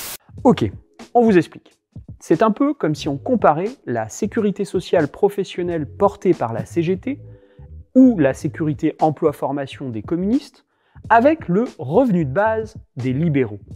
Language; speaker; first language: French; native; French